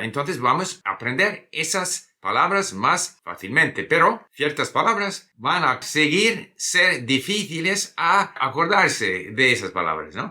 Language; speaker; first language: Spanish; non-native, fluent; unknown